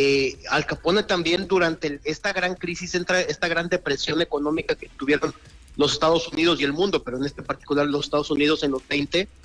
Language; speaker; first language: Spanish; native; Spanish